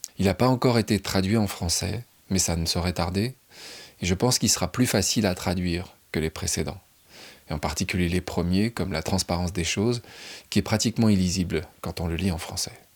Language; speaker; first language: French; native; French